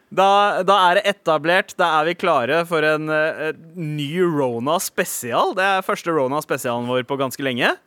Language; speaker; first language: Norwegian; early bilingual, other home language; Punjabi